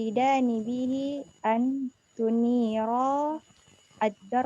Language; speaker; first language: Arabic; non-native, learner; Indonesian